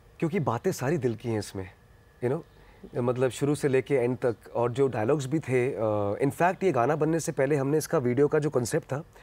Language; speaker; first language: Hindi; non-native, local second language; Punjabi